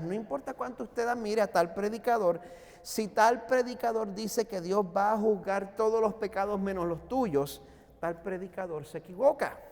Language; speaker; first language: Spanish; native; Spanish